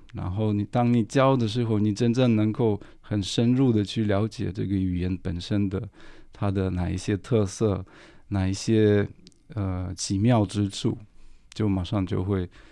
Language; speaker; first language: Chinese; non-native, fluent; Russian